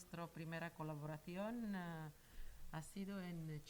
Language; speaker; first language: Spanish; non-native, fluent; Georgian